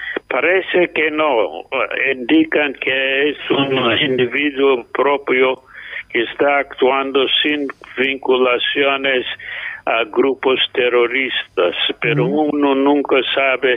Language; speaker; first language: Spanish; non-native, fluent; English